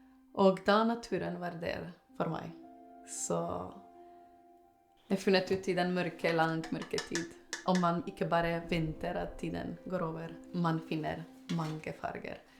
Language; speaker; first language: Norwegian; non-native, fluent; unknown